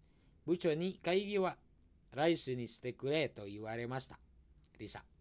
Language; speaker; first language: Japanese; non-native, fluent; Indonesian